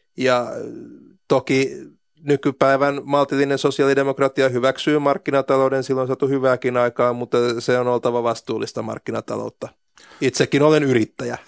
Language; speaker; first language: Finnish; native; Finnish